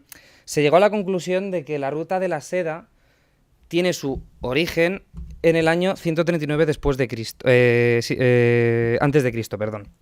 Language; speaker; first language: Spanish; native; Spanish